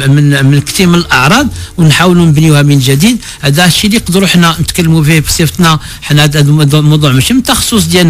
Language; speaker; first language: Arabic; native; Arabic